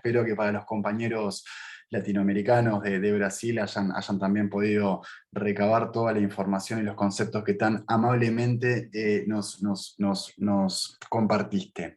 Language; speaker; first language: Spanish; native; Spanish